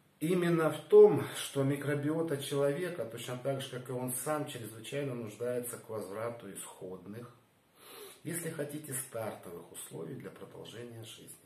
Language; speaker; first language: Russian; native; Russian